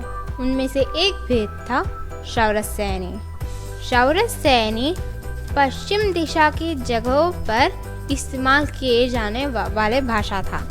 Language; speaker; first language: Hindi; non-native, local second language; Malayalam